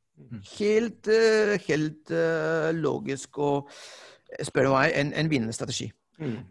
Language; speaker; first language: Norwegian; non-native, fluent; Spanish